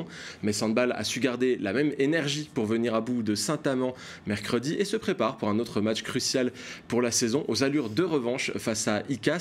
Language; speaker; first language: French; native; French